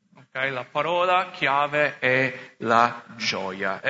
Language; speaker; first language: Italian; non-native, fluent; English